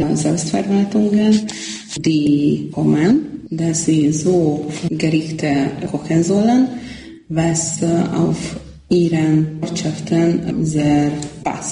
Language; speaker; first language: German; non-native, local second language; Hungarian